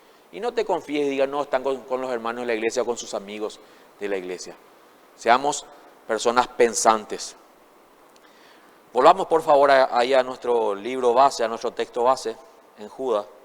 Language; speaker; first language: Spanish; native; Spanish